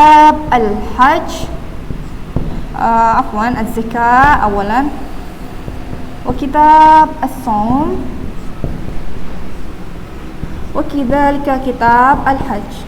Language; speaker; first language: Arabic; non-native, fluent; Indonesian